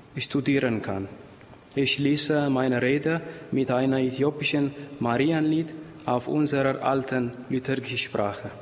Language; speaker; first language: German; non-native, fluent; Amharic